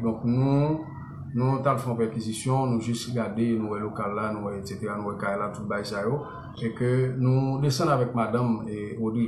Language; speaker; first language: French; non-native, local second language; Haitian Creole